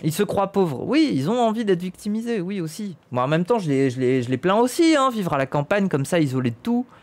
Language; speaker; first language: French; native; French